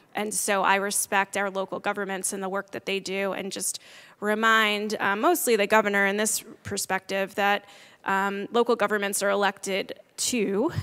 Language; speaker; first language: English; native; English